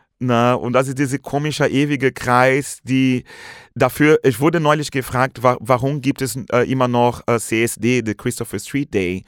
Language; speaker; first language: German; non-native, fluent; Portuguese